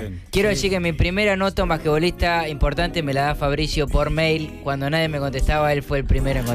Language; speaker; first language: Spanish; native; Spanish